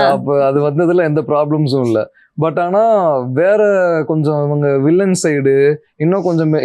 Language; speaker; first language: Tamil; native; Tamil